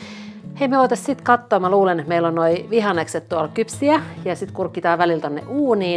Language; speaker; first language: Finnish; native; Finnish